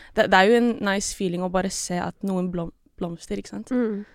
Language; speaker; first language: Norwegian; non-native, local second language; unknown